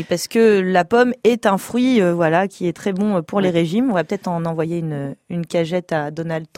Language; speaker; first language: French; native; French